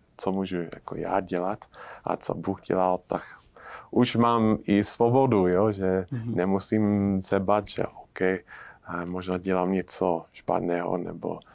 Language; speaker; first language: Czech; non-native, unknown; English